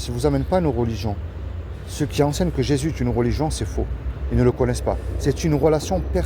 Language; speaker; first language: French; native; French